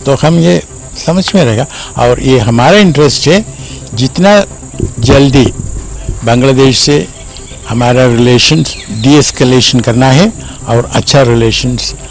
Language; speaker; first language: Hindi; non-native, local second language; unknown